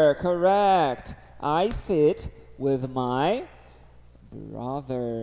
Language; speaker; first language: English; non-native, fluent; Portuguese